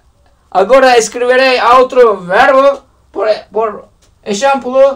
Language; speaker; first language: Portuguese; non-native, learner; Turkish